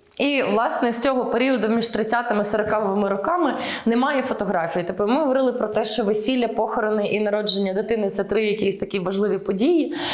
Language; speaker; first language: Ukrainian; early bilingual, heritage; Ukrainian